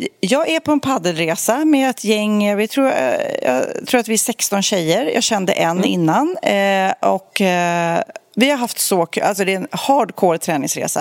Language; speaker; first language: Swedish; native; Swedish